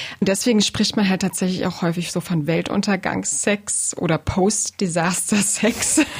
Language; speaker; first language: German; native; German